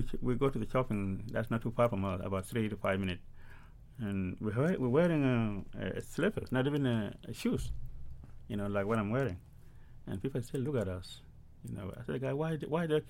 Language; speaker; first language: English; early bilingual, other home language; Arabic